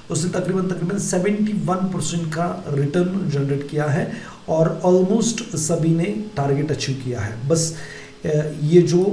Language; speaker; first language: Hindi; non-native, local second language; Marathi